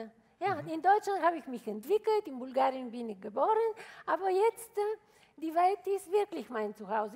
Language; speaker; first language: German; non-native, fluent; Bulgarian